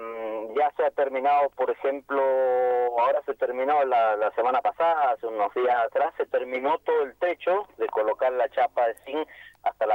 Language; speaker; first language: Spanish; native; Spanish